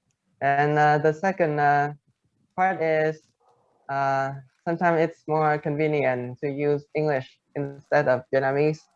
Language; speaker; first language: English; non-native, fluent; Vietnamese